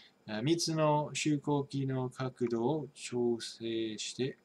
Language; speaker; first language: Japanese; non-native, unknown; English